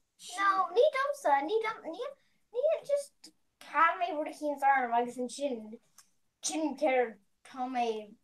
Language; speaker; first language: Irish; non-native, learner; English